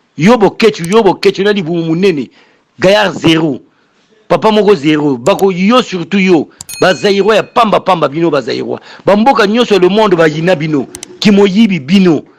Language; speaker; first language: Lingala; native; Lingala